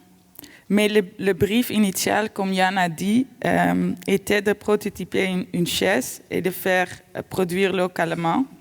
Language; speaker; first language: French; non-native, fluent; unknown